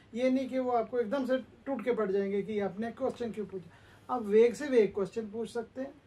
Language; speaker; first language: Hindi; native; Hindi